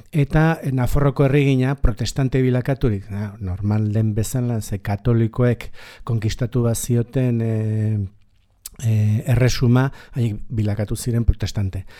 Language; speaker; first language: Basque; native; Basque